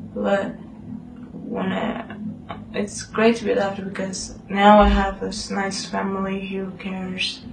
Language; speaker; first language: English; early bilingual, other home language; Spanish